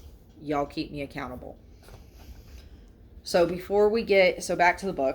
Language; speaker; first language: English; native; English